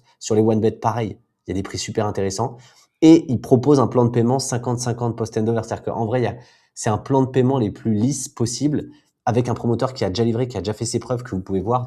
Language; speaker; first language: French; native; French